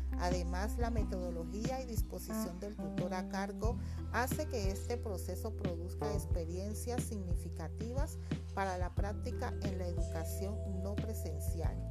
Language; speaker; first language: Spanish; native; Spanish